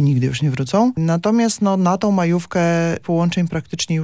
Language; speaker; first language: Polish; native; Polish